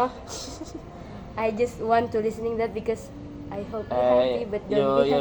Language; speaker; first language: English; non-native, learner; Indonesian